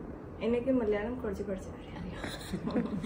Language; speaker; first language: Malayalam; non-native, learner; Hindi